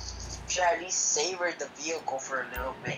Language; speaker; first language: English; native; English